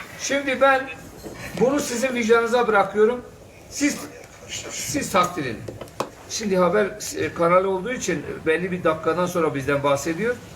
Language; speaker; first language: Turkish; non-native, local second language; Kurdish